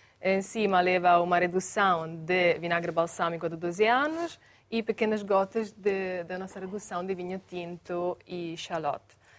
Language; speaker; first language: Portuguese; non-native, fluent; Italian